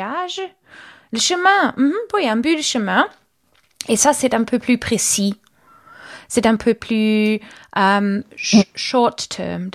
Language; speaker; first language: French; non-native, learner; German